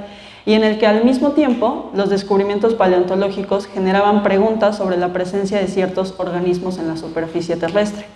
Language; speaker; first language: Spanish; native; Spanish